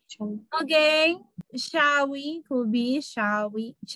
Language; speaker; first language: English; non-native, learner; Spanish